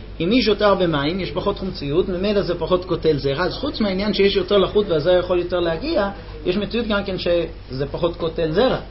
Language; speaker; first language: Hebrew; non-native, fluent; English